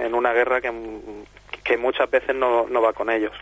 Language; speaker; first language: Spanish; native; Spanish